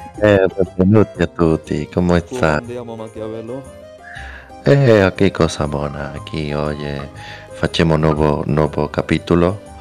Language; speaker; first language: Italian; non-native, learner; Spanish